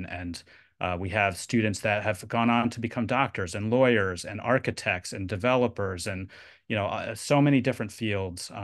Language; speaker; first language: English; native; English